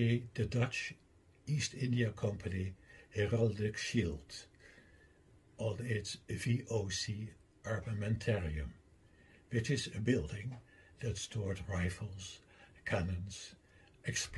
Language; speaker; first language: English; non-native, fluent; Dutch